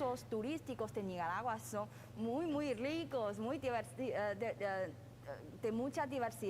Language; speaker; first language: Spanish; non-native, fluent; Chinese